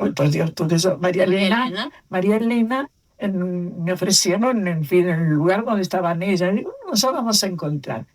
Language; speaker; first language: Spanish; native; Spanish